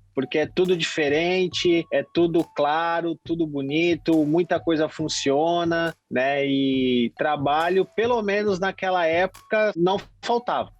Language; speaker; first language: Portuguese; native; Portuguese